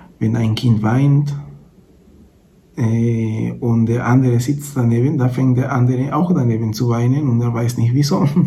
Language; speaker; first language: German; non-native, fluent; Spanish